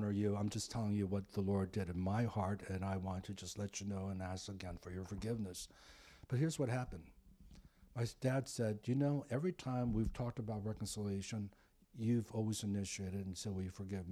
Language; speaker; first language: English; native; English